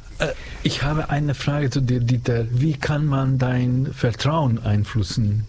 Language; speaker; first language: German; non-native, fluent; Hungarian